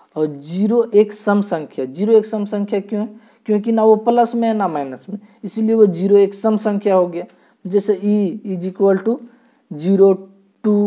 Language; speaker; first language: Hindi; native; Hindi